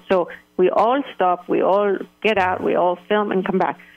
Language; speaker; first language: English; early bilingual, other home language; Hebrew